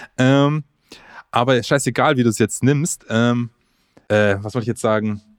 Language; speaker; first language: German; early bilingual, other home language; Croatian